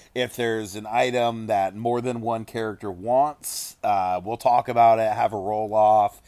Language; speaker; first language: English; native; English